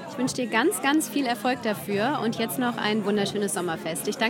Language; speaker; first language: German; native; German